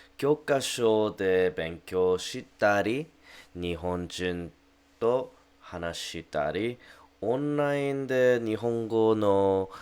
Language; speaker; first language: Japanese; non-native, learner; English